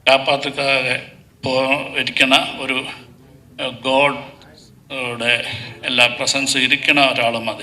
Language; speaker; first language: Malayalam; non-native, learner; Tamil